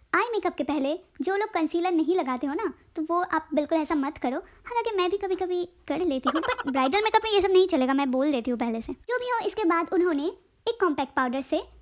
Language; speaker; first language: Hindi; non-native, local second language; Bangla